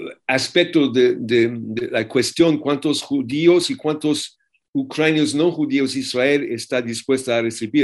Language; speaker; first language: Spanish; non-native, fluent; English